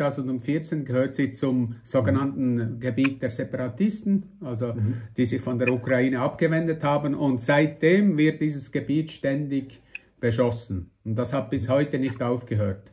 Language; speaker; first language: German; non-native, fluent; Russian